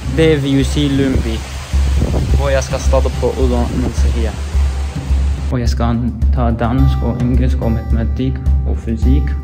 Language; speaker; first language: Danish; non-native, learner; Arabic